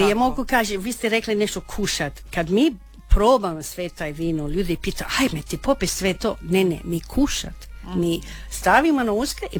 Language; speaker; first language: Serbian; non-native, learner; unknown